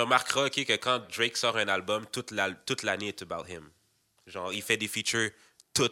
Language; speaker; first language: French; native; French